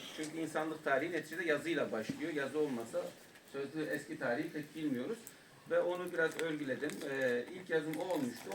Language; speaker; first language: Turkish; non-native, local second language; Kurdish